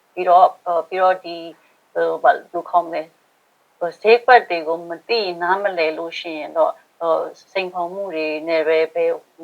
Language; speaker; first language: Burmese; non-native, local second language; Shan